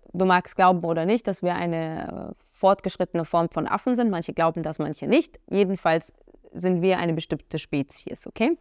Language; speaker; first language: German; early bilingual, other home language; Arabic